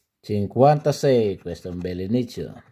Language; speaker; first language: Italian; non-native, learner; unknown